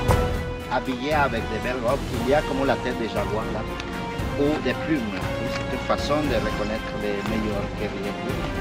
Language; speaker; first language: French; non-native, fluent; Spanish